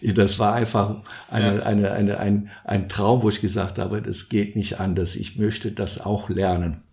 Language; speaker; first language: German; non-native, fluent; Portuguese